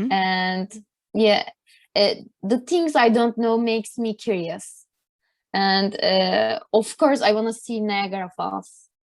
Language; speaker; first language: English; non-native, learner; Turkish